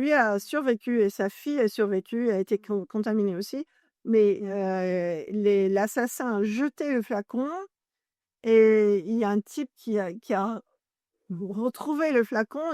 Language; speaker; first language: French; non-native, fluent; English